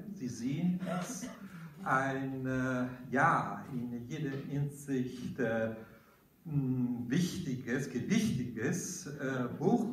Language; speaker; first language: German; non-native, fluent; Italian